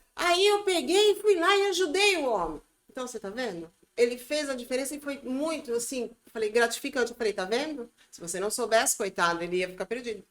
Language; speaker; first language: Portuguese; native; Portuguese